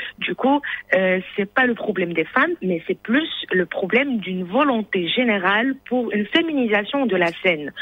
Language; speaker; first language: French; non-native, local second language; Arabic